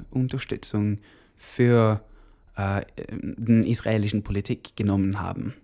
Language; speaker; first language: German; non-native, learner; Norwegian